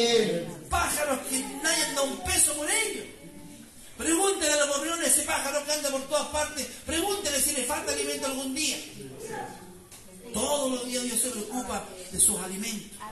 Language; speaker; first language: Spanish; native; Spanish